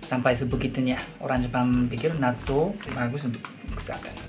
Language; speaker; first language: Indonesian; non-native, learner; Japanese